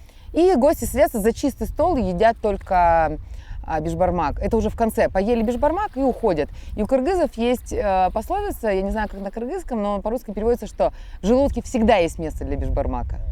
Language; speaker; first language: Russian; native; Russian